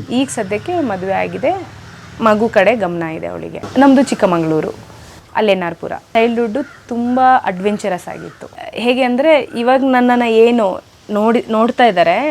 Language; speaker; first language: Kannada; non-native, local second language; Urdu